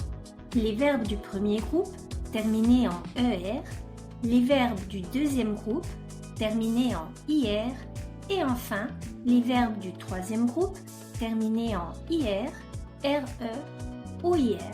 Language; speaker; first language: French; non-native, fluent; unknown